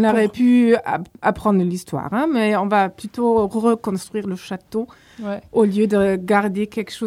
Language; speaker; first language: French; non-native, fluent; German